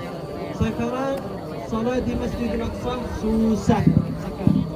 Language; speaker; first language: Indonesian; non-native, learner; Arabic